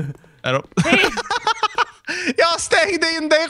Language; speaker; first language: Swedish; native; Swedish